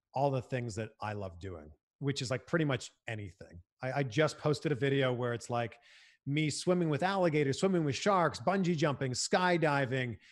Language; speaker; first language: English; native; English